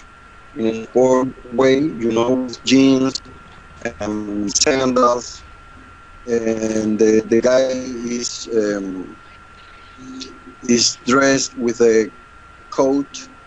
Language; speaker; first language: English; non-native, learner; Spanish